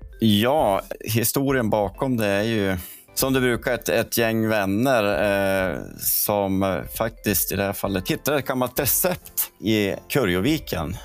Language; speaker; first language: Swedish; native; Swedish